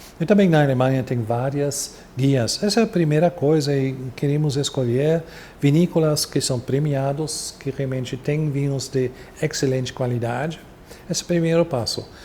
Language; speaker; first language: Portuguese; non-native, fluent; German